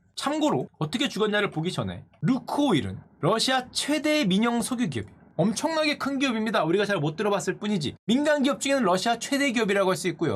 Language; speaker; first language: Korean; native; Korean